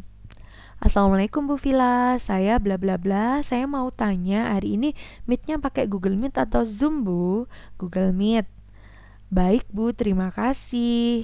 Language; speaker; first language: Indonesian; native; Indonesian